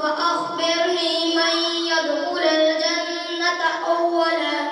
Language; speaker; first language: Arabic; non-native, learner; Urdu